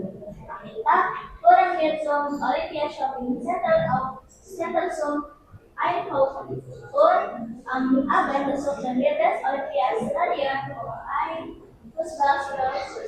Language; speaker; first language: German; non-native, learner; Indonesian